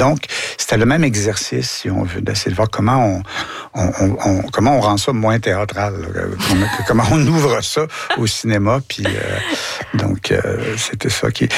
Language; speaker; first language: French; native; French